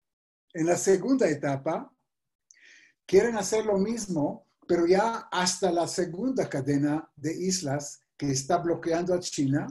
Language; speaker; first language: Spanish; non-native, fluent; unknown